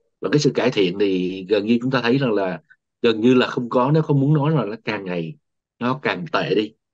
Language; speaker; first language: Vietnamese; native; Vietnamese